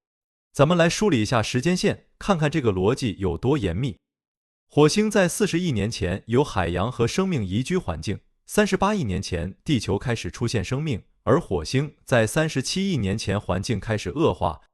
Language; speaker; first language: Chinese; native; Chinese